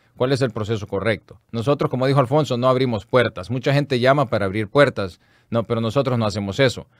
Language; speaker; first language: Spanish; native; Spanish